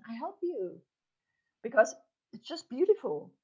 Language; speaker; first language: English; non-native, fluent; German